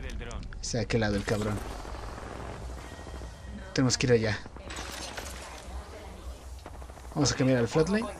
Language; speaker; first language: Spanish; native; Spanish